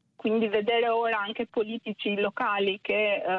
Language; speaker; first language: Italian; non-native, fluent; Albanian